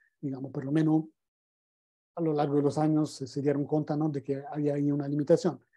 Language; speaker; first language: Spanish; non-native, fluent; Italian